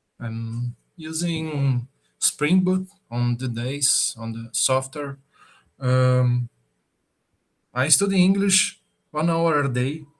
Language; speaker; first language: English; non-native, learner; Portuguese